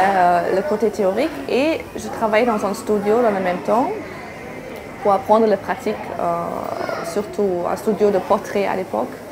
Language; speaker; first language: French; non-native, fluent; German